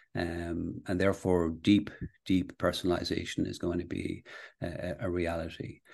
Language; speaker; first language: English; native; English